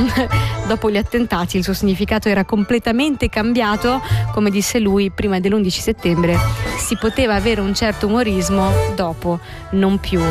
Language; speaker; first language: Italian; native; Italian